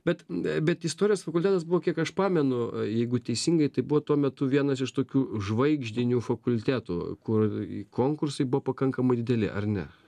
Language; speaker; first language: Lithuanian; native; Lithuanian